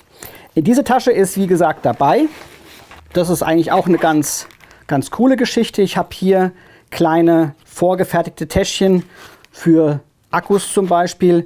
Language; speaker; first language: German; native; German